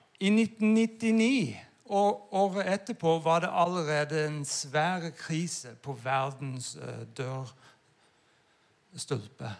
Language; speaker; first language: Norwegian; non-native, fluent; English